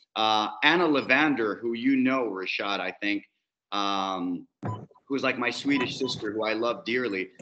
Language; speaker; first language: English; non-native, fluent; Spanish